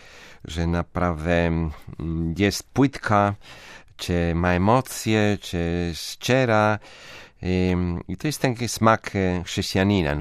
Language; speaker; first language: Polish; non-native, fluent; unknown